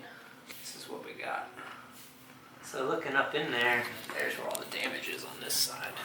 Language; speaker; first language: English; native; English